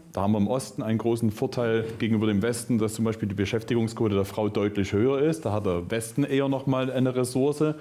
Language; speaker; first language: German; native; German